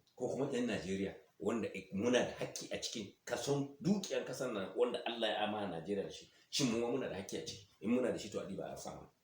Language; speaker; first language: Hausa; non-native, local second language; Fula